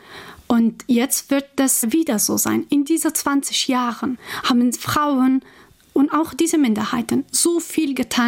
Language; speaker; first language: German; non-native, fluent; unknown